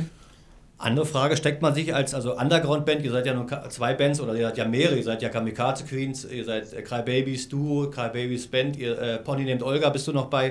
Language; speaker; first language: German; native; German